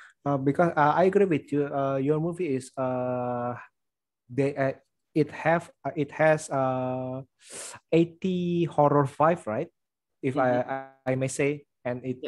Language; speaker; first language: English; non-native, learner; Indonesian